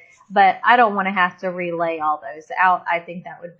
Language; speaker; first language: English; native; English